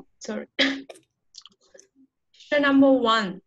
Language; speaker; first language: English; non-native, learner; Vietnamese